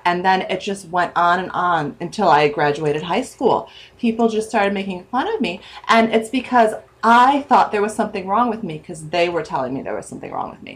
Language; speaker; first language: English; native; English